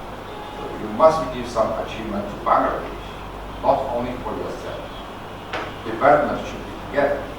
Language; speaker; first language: English; non-native, learner; Chinese